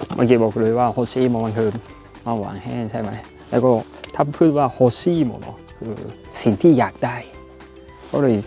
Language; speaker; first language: Thai; non-native, learner; Japanese